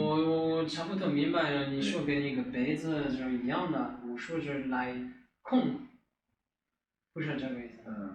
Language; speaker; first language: Chinese; non-native, learner; French